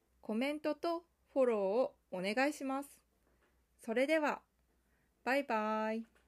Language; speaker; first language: Japanese; non-native, fluent; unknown